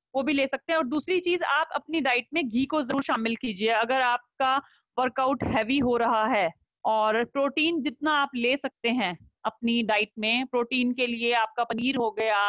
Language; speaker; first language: Hindi; native; Hindi